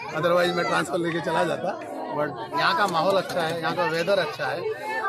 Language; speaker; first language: Hindi; native; Hindi